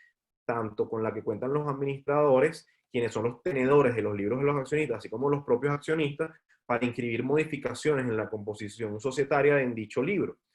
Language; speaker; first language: Spanish; native; Spanish